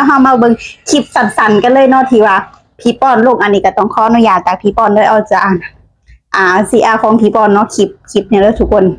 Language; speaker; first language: Thai; non-native, local second language; Lao